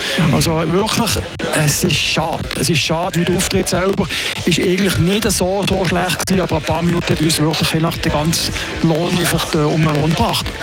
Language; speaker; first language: German; native; German